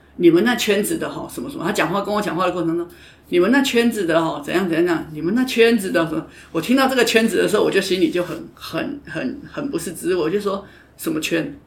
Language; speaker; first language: Chinese; native; Chinese